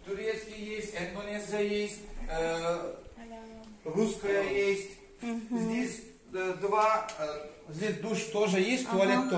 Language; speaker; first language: Russian; non-native, learner; Turkish